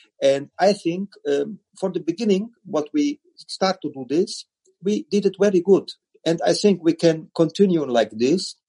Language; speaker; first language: English; non-native, learner; German